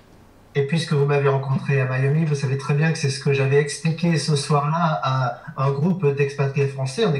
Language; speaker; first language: French; native; French